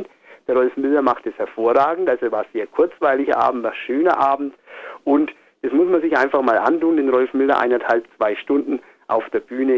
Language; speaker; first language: German; native; German